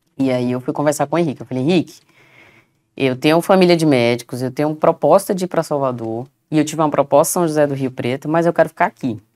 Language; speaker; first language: Portuguese; native; Portuguese